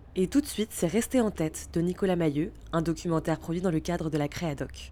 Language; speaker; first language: French; native; French